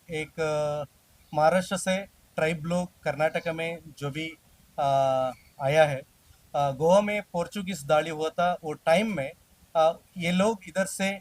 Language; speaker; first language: Hindi; non-native, local second language; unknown